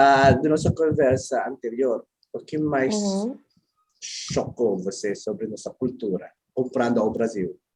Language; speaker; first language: Portuguese; non-native, learner; Filipino